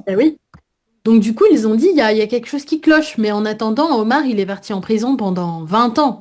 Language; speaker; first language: French; native; French